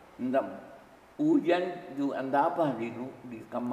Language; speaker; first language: Indonesian; early bilingual, other home language; Min Nan Chinese